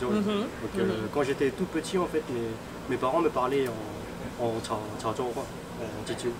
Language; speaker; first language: French; early bilingual, other home language; Min Nan Chinese